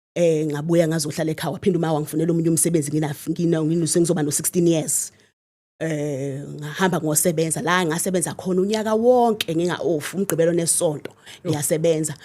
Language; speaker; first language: Zulu; native; Zulu